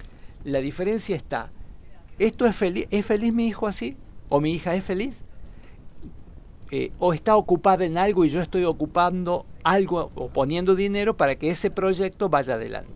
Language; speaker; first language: Spanish; native; Spanish